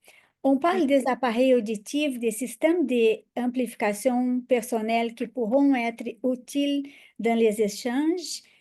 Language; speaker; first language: French; non-native, fluent; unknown